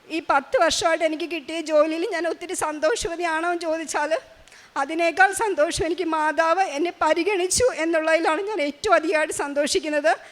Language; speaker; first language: Malayalam; native; Malayalam